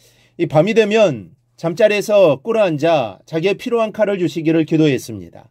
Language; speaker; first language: Korean; native; Korean